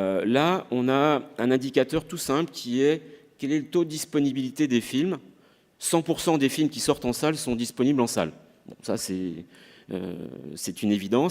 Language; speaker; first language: French; native; French